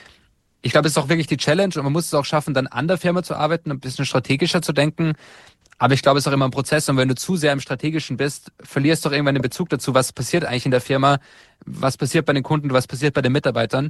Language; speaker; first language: German; native; German